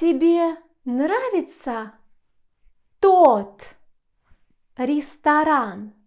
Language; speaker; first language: Russian; non-native, fluent; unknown